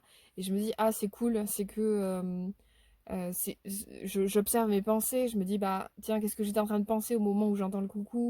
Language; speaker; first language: French; native; French